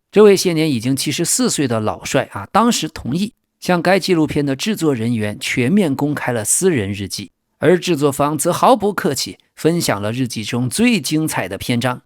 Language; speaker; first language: Chinese; native; Chinese